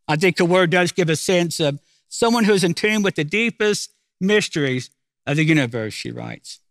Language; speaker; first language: English; native; English